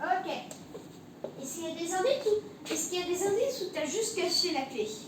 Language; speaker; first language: French; native; French